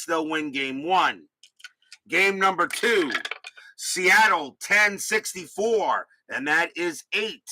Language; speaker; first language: English; native; English